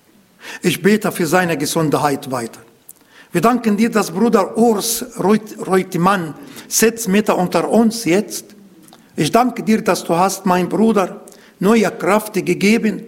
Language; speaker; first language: German; non-native, learner; Arabic